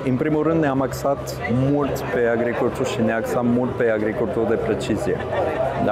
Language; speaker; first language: Romanian; non-native, fluent; French